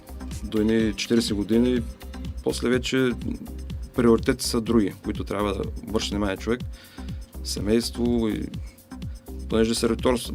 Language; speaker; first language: Bulgarian; native; Bulgarian